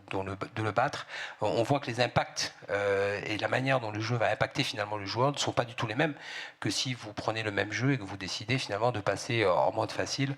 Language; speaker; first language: French; native; French